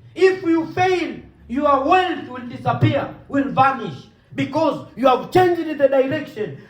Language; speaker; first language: English; non-native, local second language; Swahili